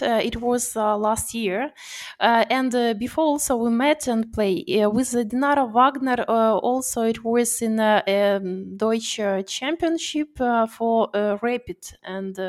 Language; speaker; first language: English; non-native, learner; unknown